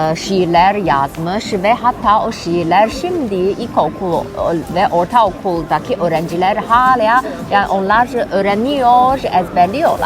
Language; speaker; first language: Turkish; non-native, fluent; Chinese